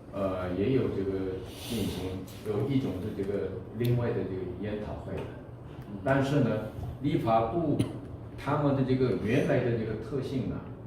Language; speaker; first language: Chinese; non-native, fluent; Korean